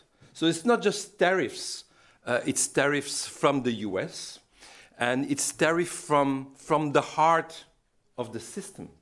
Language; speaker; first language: English; non-native, fluent; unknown